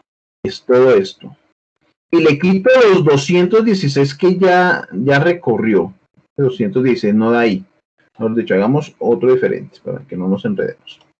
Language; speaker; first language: Spanish; native; Spanish